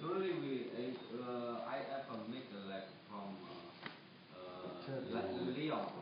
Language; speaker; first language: English; non-native, learner; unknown